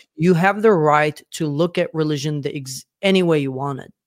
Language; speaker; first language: English; non-native, fluent; Arabic